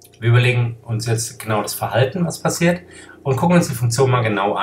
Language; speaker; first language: German; native; German